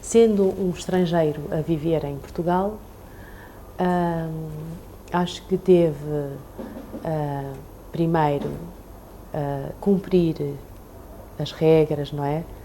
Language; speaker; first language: Portuguese; early bilingual, other home language; Chinese